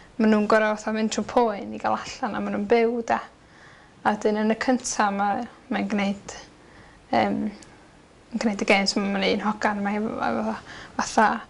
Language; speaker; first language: Welsh; native; Welsh